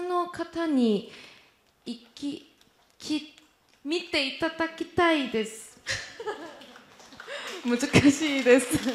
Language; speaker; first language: Japanese; non-native, learner; Korean